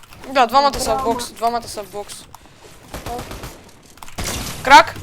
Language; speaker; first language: Bulgarian; native; Bulgarian